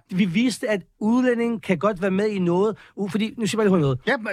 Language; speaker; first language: Danish; early bilingual, other home language; Persian